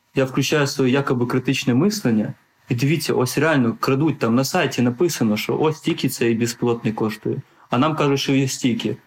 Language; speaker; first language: Ukrainian; non-native, local second language; Russian